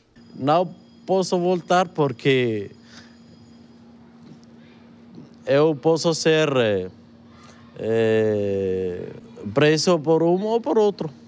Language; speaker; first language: Portuguese; non-native, fluent; Arabic